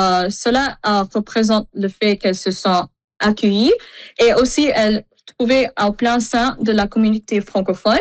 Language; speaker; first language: French; non-native, fluent; Filipino